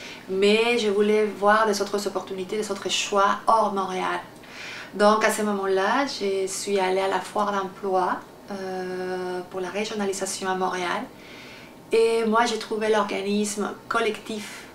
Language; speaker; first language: French; non-native, fluent; Spanish